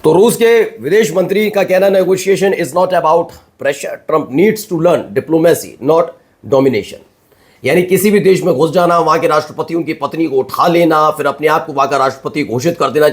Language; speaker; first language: Hindi; native; Hindi